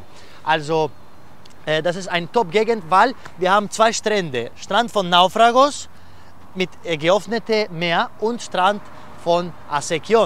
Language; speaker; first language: German; non-native, fluent; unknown